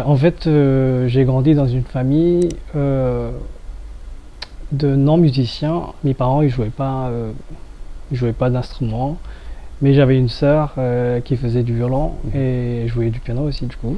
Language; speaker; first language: French; non-native, fluent; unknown